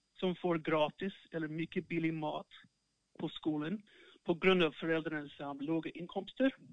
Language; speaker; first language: Swedish; non-native, fluent; English